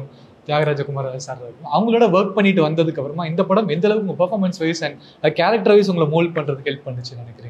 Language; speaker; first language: Tamil; native; Tamil